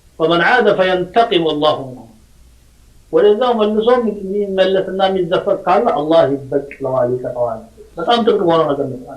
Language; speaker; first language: Amharic; non-native, local second language; Oromo